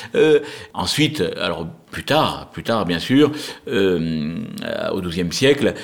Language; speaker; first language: French; native; French